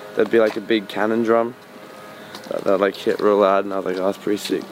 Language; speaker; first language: English; native; English